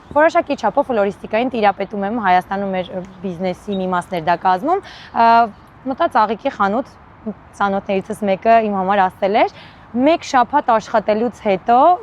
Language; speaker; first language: Armenian; native; Armenian